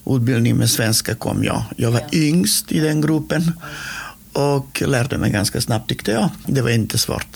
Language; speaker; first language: Swedish; non-native, fluent; Macedonian